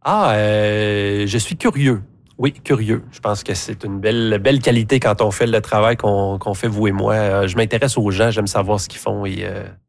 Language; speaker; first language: French; native; French